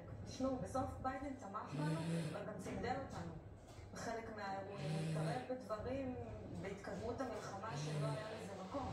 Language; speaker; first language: Hebrew; native; Hebrew